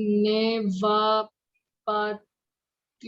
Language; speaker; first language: French; non-native, learner; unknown